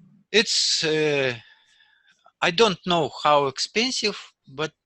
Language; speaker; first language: English; non-native, learner; Russian